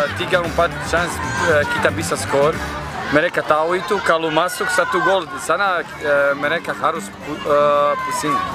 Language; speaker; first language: Indonesian; non-native, learner; Serbian